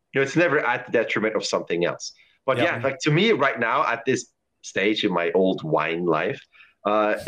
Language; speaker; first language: English; non-native, fluent; German